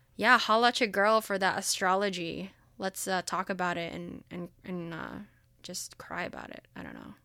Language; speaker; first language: English; early bilingual, other home language; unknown